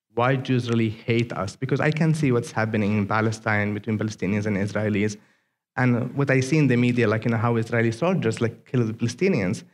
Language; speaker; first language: English; non-native, fluent; Arabic